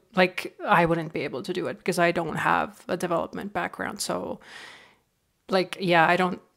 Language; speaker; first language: English; non-native, fluent; Estonian